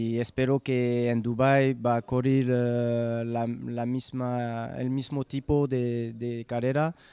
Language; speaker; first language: Spanish; non-native, learner; French